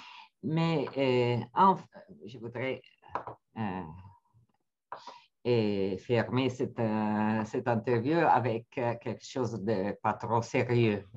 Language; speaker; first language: French; non-native, fluent; Italian